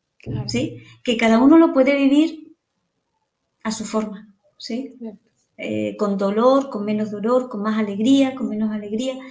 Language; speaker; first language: Spanish; native; Spanish